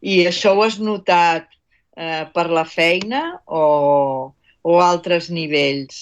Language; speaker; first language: Catalan; native; Catalan